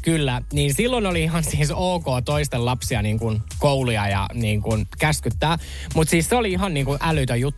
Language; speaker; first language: Finnish; native; Finnish